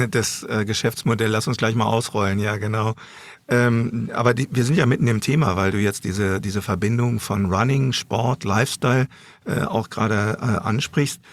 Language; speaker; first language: German; native; German